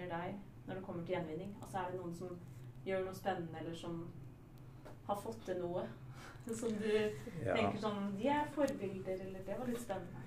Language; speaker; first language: Norwegian; native; Norwegian